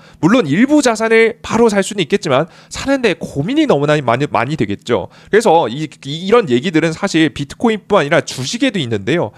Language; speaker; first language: Korean; native; Korean